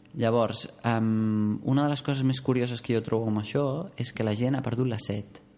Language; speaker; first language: Catalan; non-native, local second language; Spanish